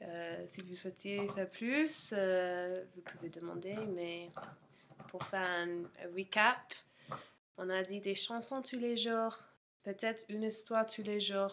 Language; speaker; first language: French; non-native, fluent; English